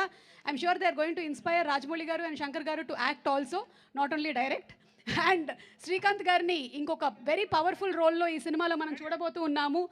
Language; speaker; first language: Telugu; native; Telugu